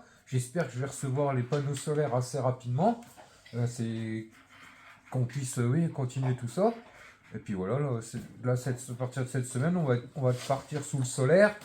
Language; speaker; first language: French; native; French